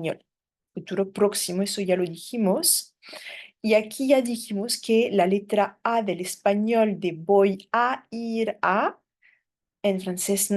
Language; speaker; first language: Spanish; non-native, fluent; French